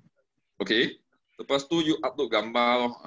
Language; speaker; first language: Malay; non-native, local second language; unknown